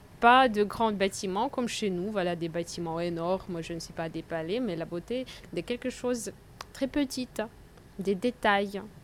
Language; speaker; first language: French; non-native, fluent; Russian